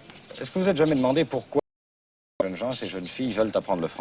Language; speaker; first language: French; native; French